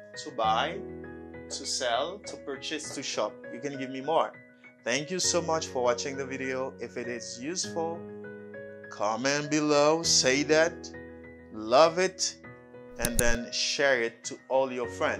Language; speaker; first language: English; non-native, learner; Haitian Creole